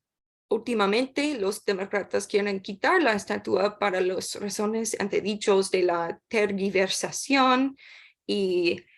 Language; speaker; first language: Spanish; non-native, learner; English